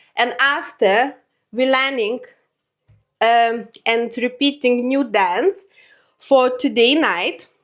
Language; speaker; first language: English; non-native, learner; Lithuanian